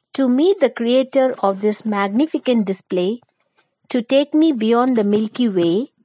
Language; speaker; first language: English; non-native, local second language; Tamil